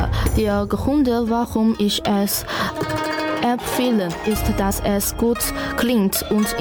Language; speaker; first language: German; non-native, learner; Chinese